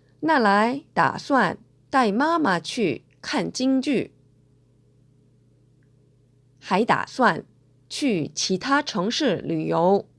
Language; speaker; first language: Chinese; non-native, fluent; Korean